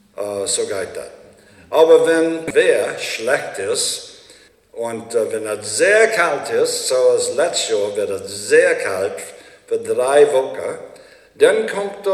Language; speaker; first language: German; early bilingual, heritage; Low German